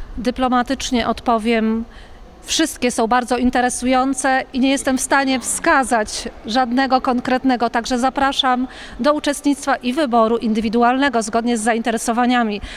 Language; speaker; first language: Polish; native; Polish